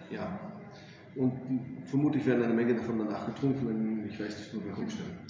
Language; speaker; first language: German; non-native, fluent; English